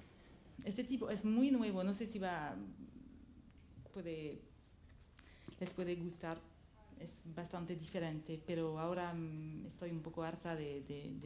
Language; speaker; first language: Spanish; non-native, learner; French